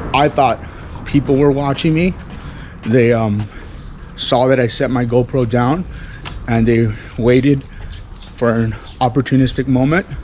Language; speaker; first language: English; native; English